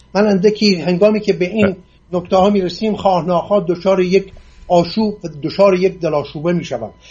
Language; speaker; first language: Persian; non-native, local second language; Assyrian Neo-Aramaic